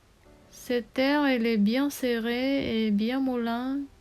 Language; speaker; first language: French; non-native, learner; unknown